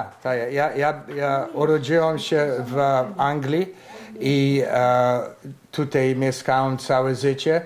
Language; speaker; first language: Polish; early bilingual, heritage; Polish